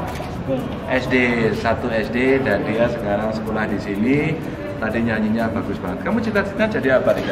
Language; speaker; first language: Indonesian; non-native, local second language; Javanese